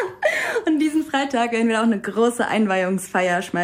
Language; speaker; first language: German; early bilingual, other home language; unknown